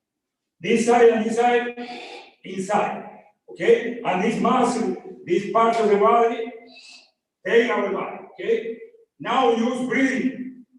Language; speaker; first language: English; non-native, learner; Spanish